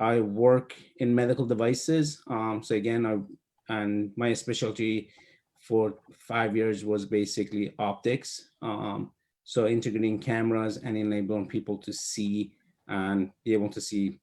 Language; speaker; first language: English; non-native, fluent; Persian